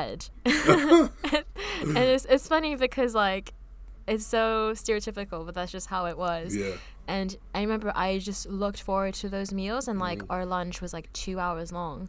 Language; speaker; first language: English; early bilingual, other home language; Vietnamese